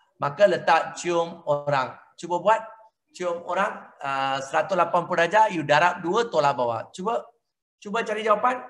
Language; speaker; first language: Malay; native; Malay